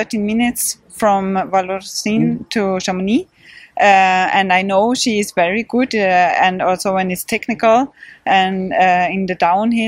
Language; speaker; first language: English; non-native, fluent; Swedish